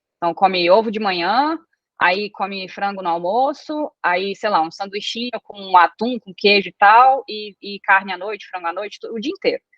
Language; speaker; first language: Portuguese; early bilingual, other home language; Italian